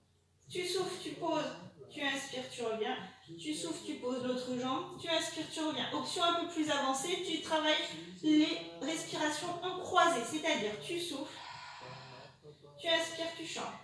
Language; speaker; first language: French; native; French